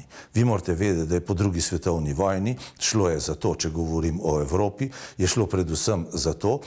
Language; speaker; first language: Slovenian; native; Slovenian